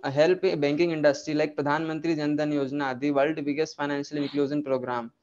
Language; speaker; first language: English; non-native, local second language; Hindi